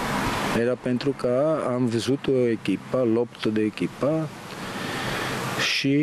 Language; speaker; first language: Romanian; non-native, learner; Italian